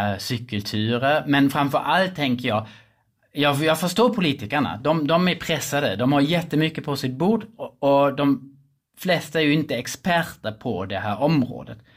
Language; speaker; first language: Swedish; non-native, fluent; German